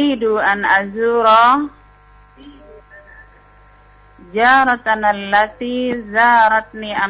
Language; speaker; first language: Arabic; non-native, learner; Indonesian